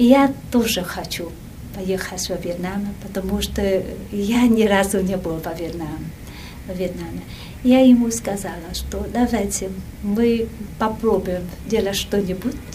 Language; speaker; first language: Russian; non-native, fluent; Vietnamese